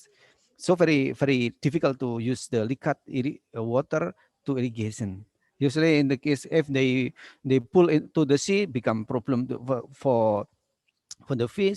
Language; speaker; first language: English; non-native, learner; Indonesian